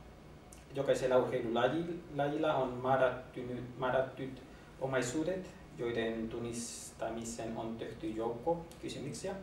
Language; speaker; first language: Finnish; non-native, learner; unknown